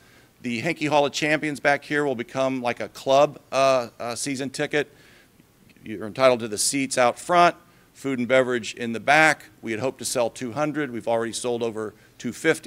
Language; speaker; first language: English; native; English